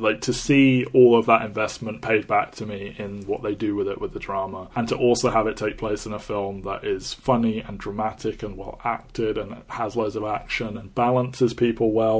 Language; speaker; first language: English; native; English